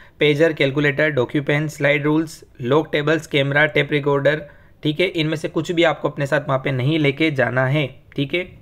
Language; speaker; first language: Hindi; native; Hindi